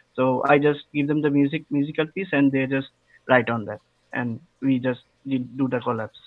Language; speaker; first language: English; non-native, local second language; Bangla